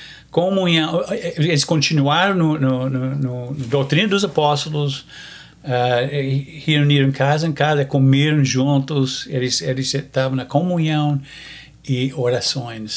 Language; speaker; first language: Portuguese; non-native, fluent; English